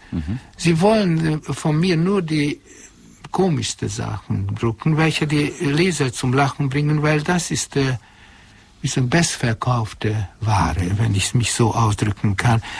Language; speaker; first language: German; non-native, fluent; Hungarian